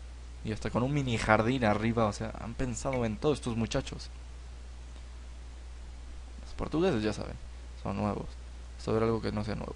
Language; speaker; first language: Spanish; native; Spanish